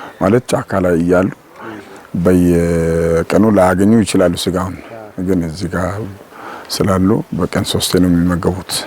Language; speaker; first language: Amharic; non-native, local second language; Wolaytta